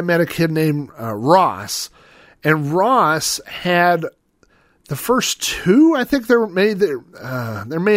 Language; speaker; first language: English; native; English